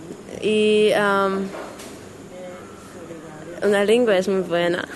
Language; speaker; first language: Spanish; non-native, learner; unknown